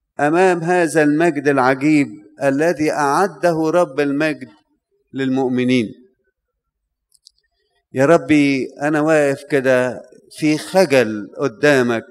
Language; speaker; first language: Arabic; native; Arabic